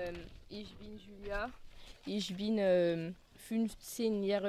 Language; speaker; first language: German; non-native, learner; French